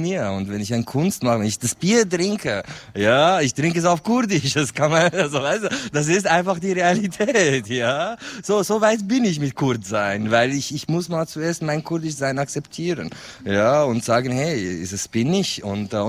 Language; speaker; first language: German; non-native, fluent; Persian